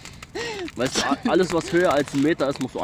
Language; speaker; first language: German; native; German